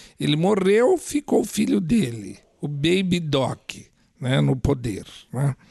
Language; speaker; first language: Portuguese; native; Portuguese